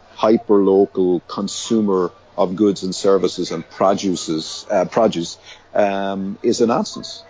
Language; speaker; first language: English; native; English